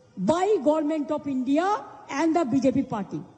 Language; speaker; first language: English; non-native, local second language; Bangla